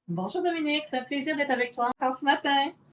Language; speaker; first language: French; native; French